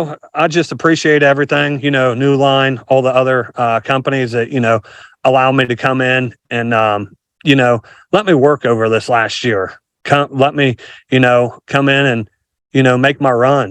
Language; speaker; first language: English; native; English